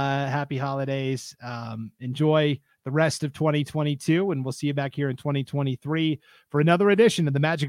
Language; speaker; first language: English; native; English